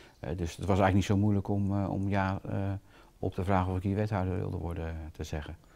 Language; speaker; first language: Dutch; native; Dutch